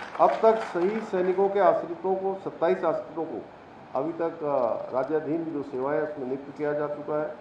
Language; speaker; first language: Hindi; native; Hindi